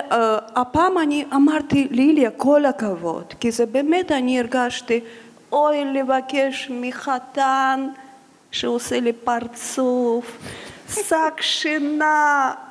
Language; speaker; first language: Hebrew; non-native, fluent; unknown